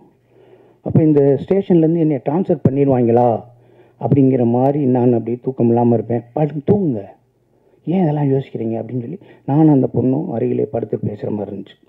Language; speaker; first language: Tamil; native; Tamil